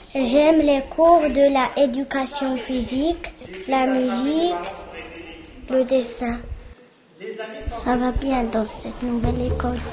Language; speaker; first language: French; early bilingual, other home language; Arabic